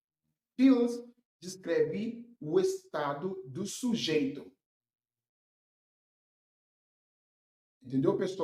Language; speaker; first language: Portuguese; non-native, fluent; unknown